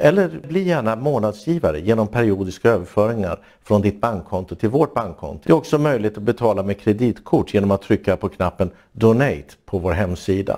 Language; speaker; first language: Swedish; native; Swedish